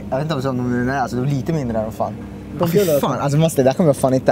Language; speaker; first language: Swedish; native; Swedish